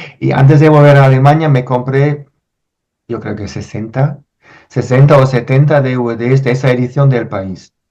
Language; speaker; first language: Spanish; non-native, fluent; German